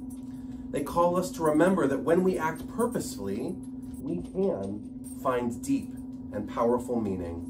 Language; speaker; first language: English; native; English